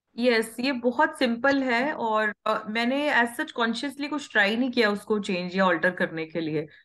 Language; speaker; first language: Hindi; non-native, local second language; Punjabi